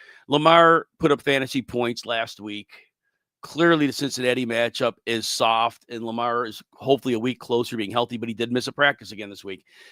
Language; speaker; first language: English; native; English